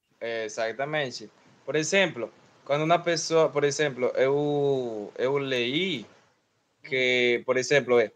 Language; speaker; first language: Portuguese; non-native, learner; Spanish